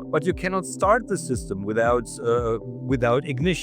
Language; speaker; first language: English; non-native, fluent; German